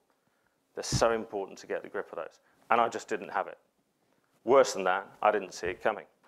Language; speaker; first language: English; native; English